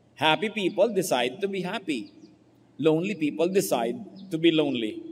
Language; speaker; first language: English; non-native, local second language; Filipino